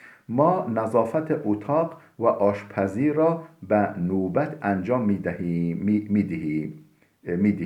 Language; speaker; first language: Persian; non-native, fluent; Turkish